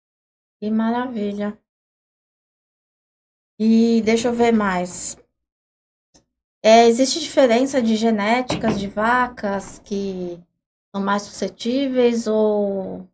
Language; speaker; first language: Portuguese; native; Portuguese